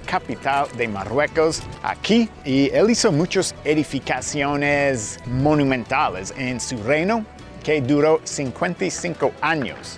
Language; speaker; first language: Spanish; non-native, fluent; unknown